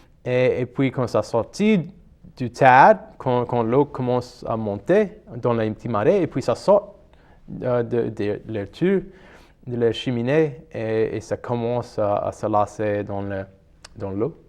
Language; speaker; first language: French; non-native, local second language; English